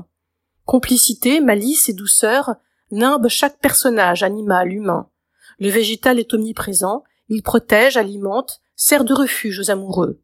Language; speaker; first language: French; native; French